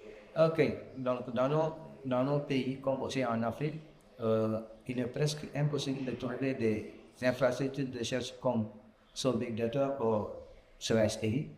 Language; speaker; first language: French; non-native, local second language; Wolof